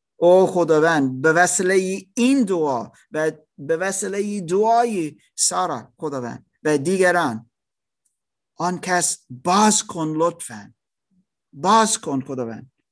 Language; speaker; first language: Persian; non-native, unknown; German